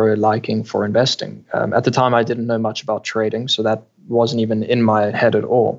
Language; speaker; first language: English; native; English